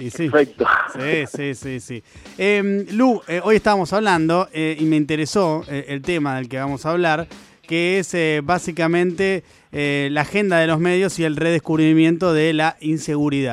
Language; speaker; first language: Spanish; native; Spanish